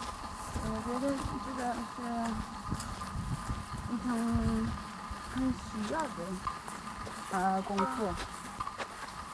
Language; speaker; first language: Chinese; non-native, fluent; Spanish